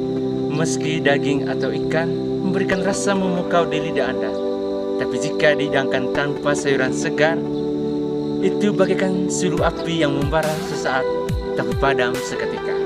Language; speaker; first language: Indonesian; native; Indonesian